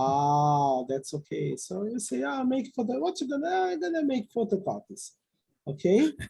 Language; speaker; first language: English; non-native, fluent; Portuguese